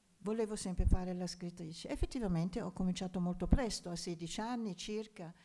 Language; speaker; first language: Italian; non-native, fluent; German